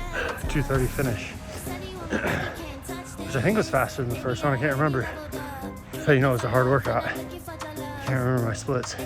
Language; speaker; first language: English; native; English